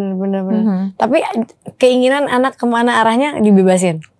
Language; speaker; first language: Indonesian; native; Indonesian